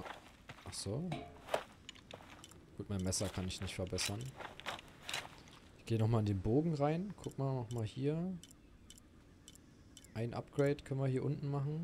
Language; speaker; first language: German; native; German